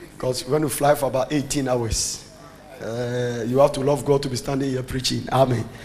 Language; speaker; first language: English; non-native, local second language; Akan